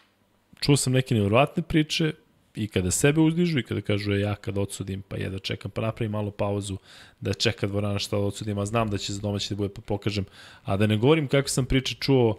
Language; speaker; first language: Serbian; native; Serbian